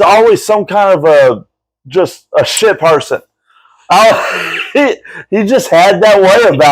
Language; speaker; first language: English; native; English